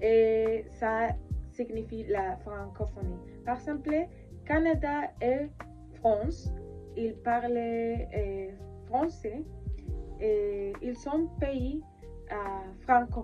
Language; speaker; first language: French; non-native, learner; Spanish